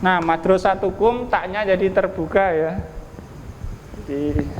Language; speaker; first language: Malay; non-native, local second language; Javanese